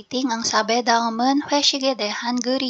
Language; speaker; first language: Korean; non-native, fluent; Filipino